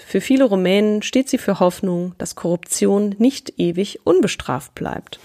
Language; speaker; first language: German; native; German